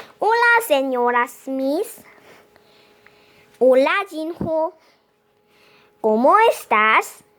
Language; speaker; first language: Spanish; non-native, learner; Korean